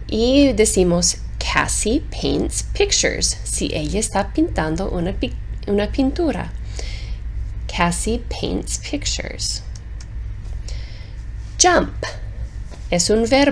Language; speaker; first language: Spanish; non-native, fluent; English